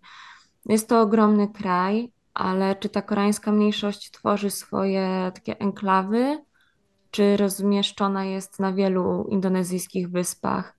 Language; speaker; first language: Polish; native; Polish